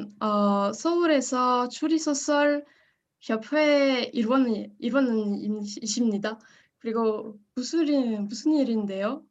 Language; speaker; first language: Korean; non-native, learner; French